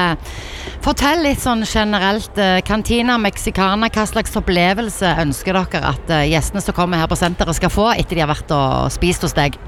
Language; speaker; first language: Norwegian; native; Norwegian